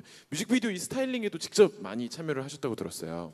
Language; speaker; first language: Korean; native; Korean